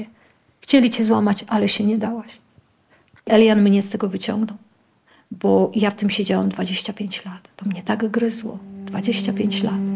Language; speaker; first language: Polish; native; Polish